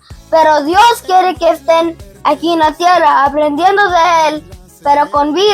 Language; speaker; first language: Spanish; early bilingual, heritage; Spanish